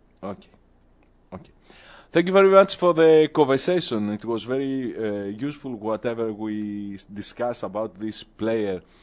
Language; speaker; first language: English; non-native, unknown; Greek